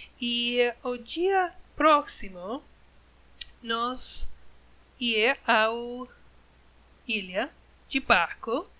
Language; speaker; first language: Portuguese; non-native, learner; English